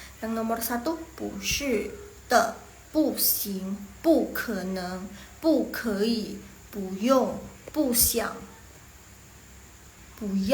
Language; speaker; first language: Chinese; non-native, fluent; Indonesian